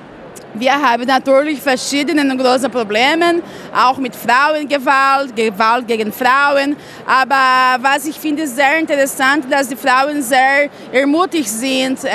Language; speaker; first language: German; non-native, fluent; Portuguese